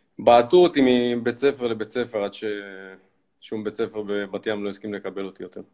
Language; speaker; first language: Hebrew; early bilingual, other home language; Russian